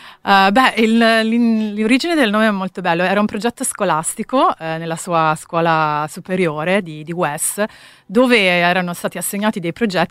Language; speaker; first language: Italian; native; Italian